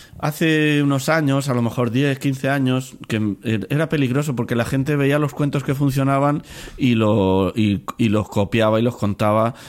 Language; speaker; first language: Spanish; native; Spanish